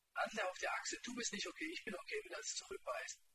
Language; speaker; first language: German; native; German